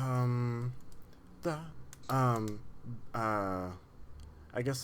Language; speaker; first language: English; non-native, learner; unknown